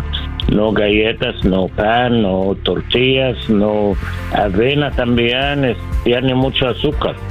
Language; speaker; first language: Spanish; non-native, learner; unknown